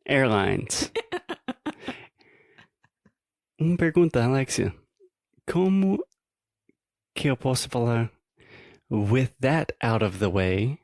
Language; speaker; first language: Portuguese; non-native, fluent; English